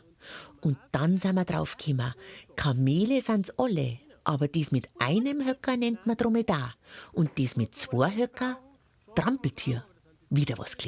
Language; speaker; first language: German; native; German